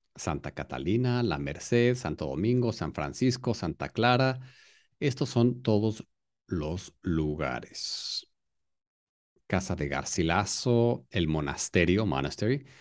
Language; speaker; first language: Spanish; native; Spanish